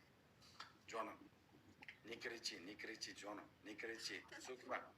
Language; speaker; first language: Russian; non-native, learner; Uzbek